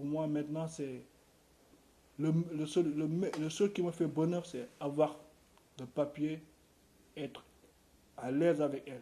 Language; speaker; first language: French; non-native, local second language; Wolof